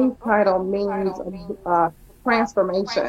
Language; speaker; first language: English; native; English